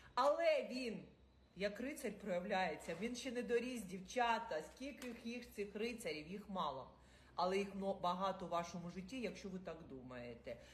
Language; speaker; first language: Ukrainian; non-native, local second language; Russian